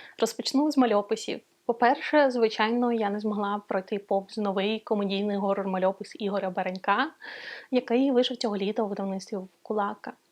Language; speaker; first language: Ukrainian; non-native, local second language; Russian